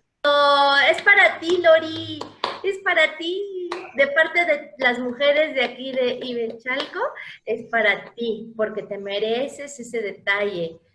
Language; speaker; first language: Spanish; native; Spanish